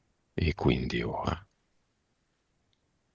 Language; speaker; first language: Italian; native; Italian